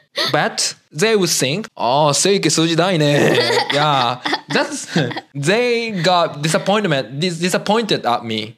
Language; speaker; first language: English; non-native, learner; Japanese